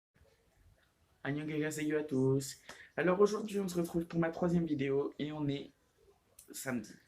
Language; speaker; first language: French; native; French